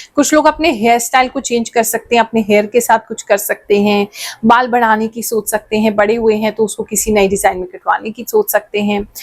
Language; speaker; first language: Hindi; native; Hindi